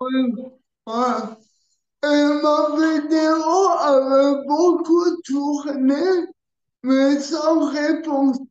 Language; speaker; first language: French; early bilingual, other home language; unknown